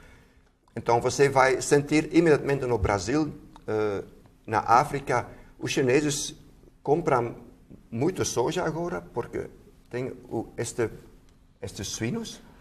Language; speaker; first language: Portuguese; non-native, fluent; Dutch